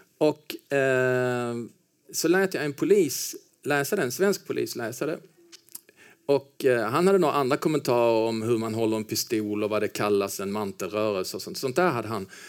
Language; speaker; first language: Swedish; native; Swedish